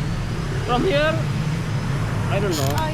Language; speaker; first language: English; non-native, learner; Indonesian